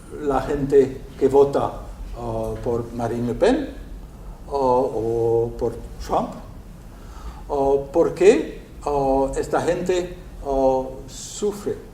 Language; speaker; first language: Spanish; non-native, learner; French